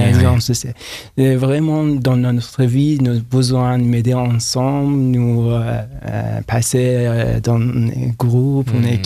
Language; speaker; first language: French; non-native, learner; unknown